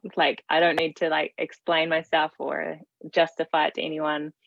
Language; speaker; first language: English; native; English